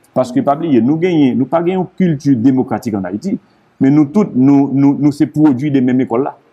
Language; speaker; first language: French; non-native, local second language; Haitian Creole